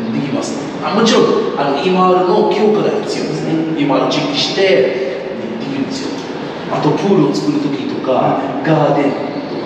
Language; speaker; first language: Japanese; non-native, learner; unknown